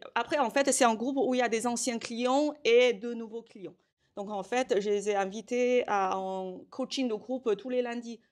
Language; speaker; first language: French; non-native, fluent; Chinese